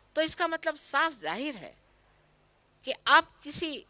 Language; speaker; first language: Hindi; non-native, local second language; Marathi